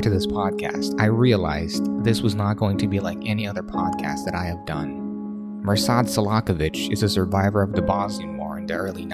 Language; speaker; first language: English; non-native, local second language; Filipino